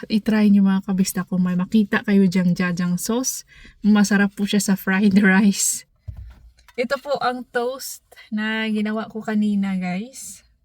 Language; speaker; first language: Filipino; non-native, local second language; Cebuano